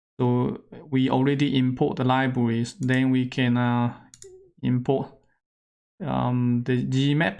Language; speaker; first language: English; non-native, fluent; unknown